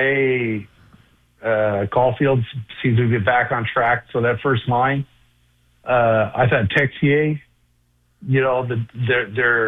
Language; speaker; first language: English; native; English